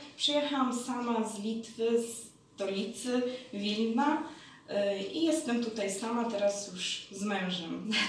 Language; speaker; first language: Polish; early bilingual, heritage; Polish